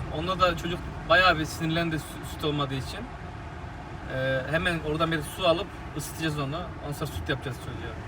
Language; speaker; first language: Turkish; early bilingual, heritage; Turkish